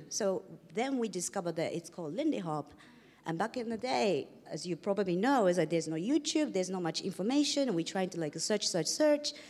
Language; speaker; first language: English; non-native, fluent; Japanese